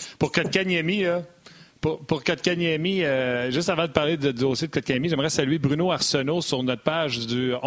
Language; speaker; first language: French; native; French